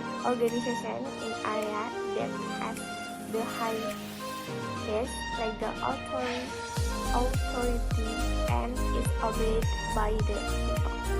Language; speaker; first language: English; non-native, learner; Indonesian